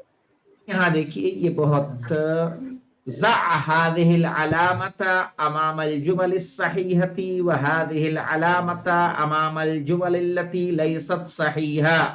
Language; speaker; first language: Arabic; non-native, fluent; Urdu